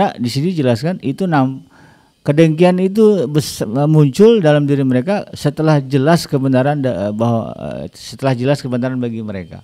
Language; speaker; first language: Indonesian; native; Indonesian